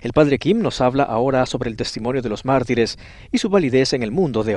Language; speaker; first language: Spanish; native; Spanish